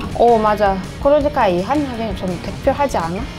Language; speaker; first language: Korean; non-native, learner; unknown